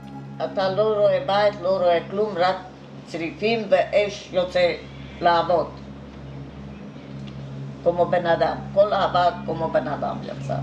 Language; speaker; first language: Hebrew; non-native, fluent; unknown